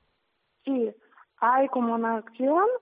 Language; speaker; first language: Spanish; non-native, learner; Ukrainian